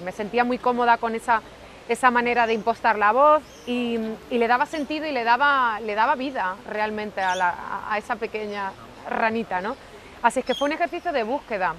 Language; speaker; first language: Spanish; native; Spanish